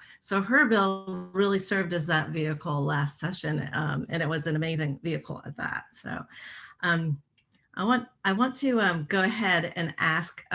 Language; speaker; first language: English; native; English